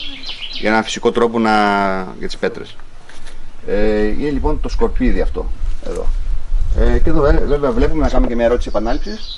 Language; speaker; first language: Greek; native; Greek